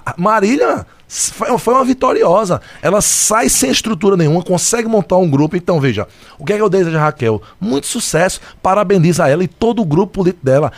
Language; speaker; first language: Portuguese; native; Portuguese